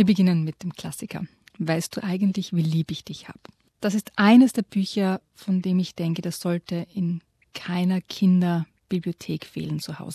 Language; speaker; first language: German; native; German